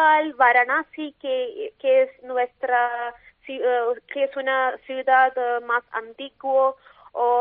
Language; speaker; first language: Spanish; non-native, learner; Malayalam